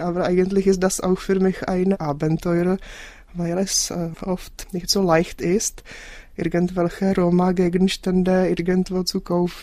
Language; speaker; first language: German; non-native, fluent; Czech